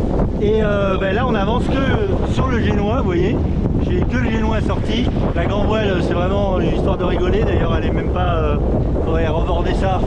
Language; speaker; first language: French; native; French